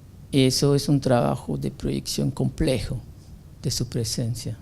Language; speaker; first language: Spanish; non-native, fluent; French